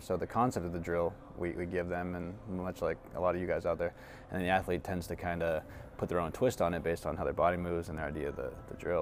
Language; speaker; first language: English; native; English